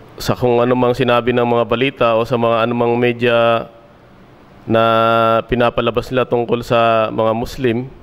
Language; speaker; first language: Filipino; native; Filipino